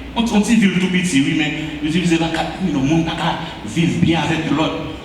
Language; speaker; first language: French; non-native, local second language; Haitian Creole